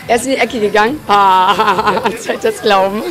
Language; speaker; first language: German; native; German